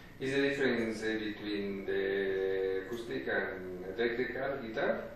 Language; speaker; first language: English; non-native, learner; Spanish